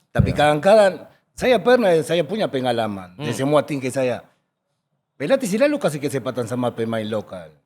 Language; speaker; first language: Indonesian; non-native, fluent; Spanish